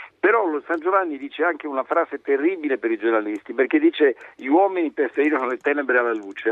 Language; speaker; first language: Italian; native; Italian